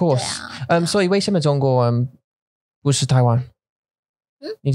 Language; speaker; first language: Chinese; non-native, learner; English